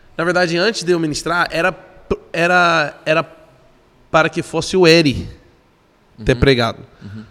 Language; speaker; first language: Portuguese; non-native, fluent; English